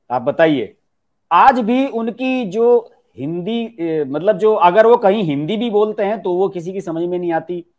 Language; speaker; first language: Hindi; native; Hindi